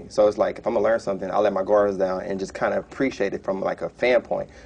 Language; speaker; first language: English; native; English